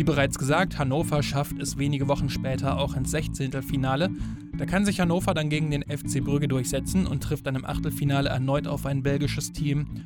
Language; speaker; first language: German; native; German